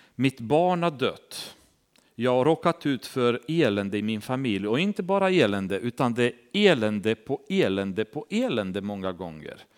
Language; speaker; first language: Swedish; non-native, fluent; Romanian